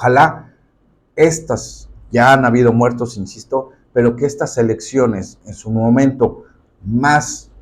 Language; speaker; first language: Spanish; native; Spanish